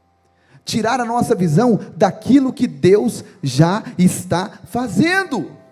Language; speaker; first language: Portuguese; native; Portuguese